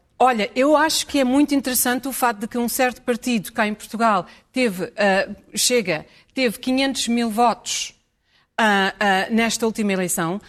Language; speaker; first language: Portuguese; early bilingual, heritage; Portuguese